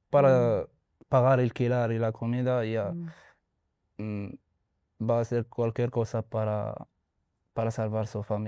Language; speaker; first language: Spanish; non-native, learner; Arabic